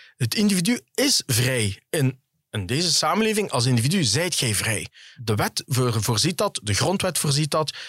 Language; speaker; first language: Dutch; early bilingual, other home language; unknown